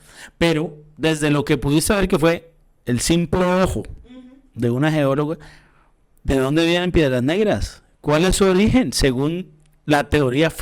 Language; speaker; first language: Spanish; native; Spanish